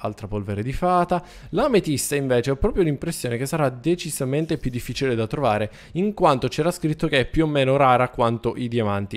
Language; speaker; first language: Italian; native; Italian